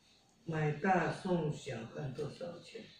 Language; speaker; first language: Chinese; non-native, local second language; Hakka Chinese